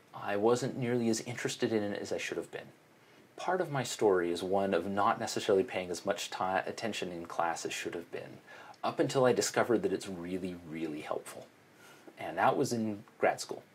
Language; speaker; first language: English; native; English